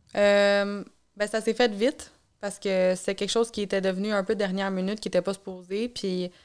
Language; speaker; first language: French; native; French